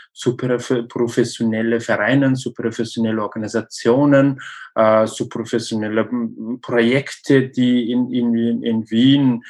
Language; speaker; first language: German; non-native, learner; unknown